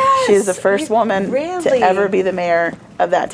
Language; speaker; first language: English; native; English